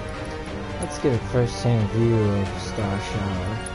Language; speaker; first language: English; native; English